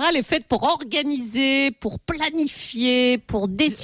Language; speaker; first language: French; native; French